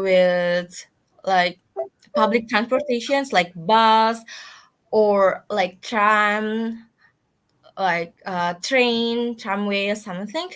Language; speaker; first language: English; non-native, learner; Indonesian